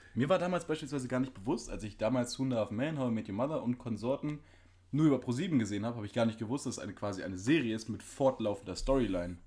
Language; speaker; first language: German; native; German